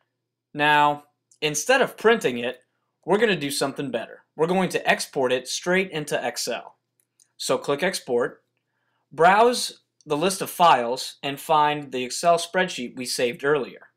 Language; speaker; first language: English; native; English